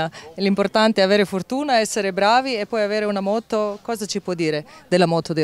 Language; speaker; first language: Italian; non-native, fluent; Croatian